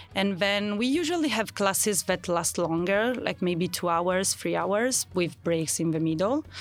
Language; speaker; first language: English; non-native, fluent; Italian